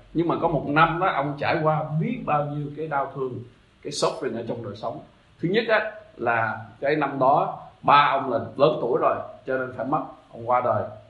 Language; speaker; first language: Vietnamese; native; Vietnamese